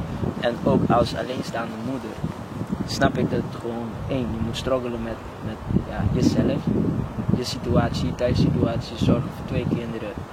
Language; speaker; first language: Dutch; non-native, local second language; Papiamento